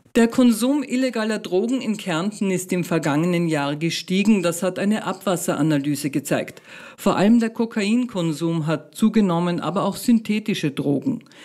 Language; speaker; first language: German; native; German